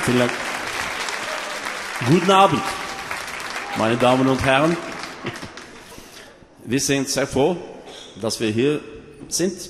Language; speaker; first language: German; non-native, learner; Norwegian